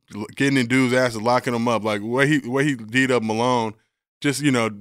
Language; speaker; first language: English; native; English